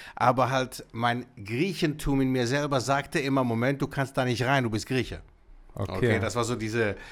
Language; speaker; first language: German; early bilingual, other home language; Greek